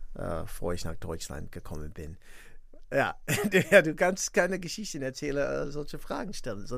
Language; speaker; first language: German; non-native, fluent; English